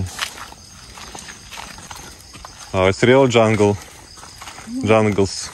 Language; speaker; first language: English; non-native, learner; Russian